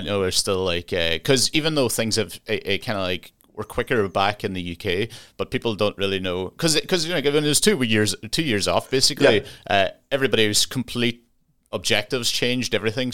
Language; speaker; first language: English; native; English